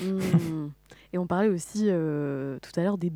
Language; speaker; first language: French; native; French